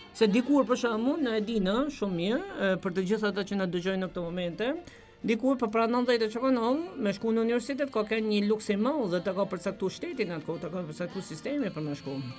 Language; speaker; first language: Albanian; native; Albanian